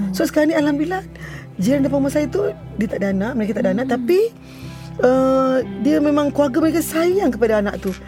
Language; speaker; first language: Malay; native; Malay